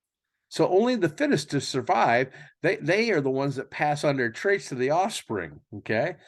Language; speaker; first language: English; native; English